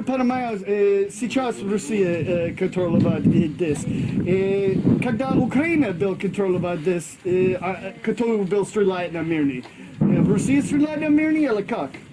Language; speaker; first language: Russian; non-native, learner; English